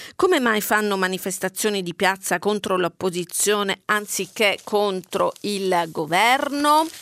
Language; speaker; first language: Italian; native; Italian